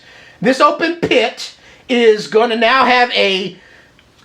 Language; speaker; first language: English; native; English